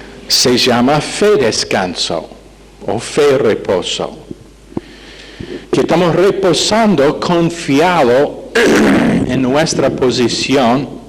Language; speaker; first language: Spanish; non-native, fluent; English